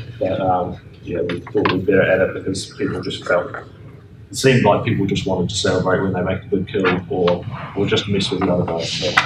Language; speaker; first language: English; native; English